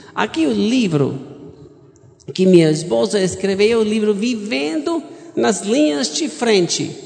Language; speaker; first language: Portuguese; non-native, learner; German